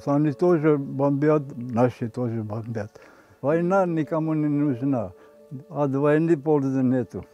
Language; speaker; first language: Russian; non-native, local second language; Armenian